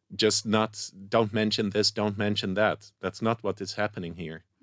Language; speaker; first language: English; non-native, fluent; Dutch